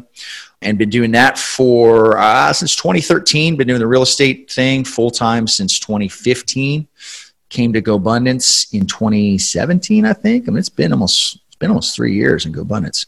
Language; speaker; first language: English; native; English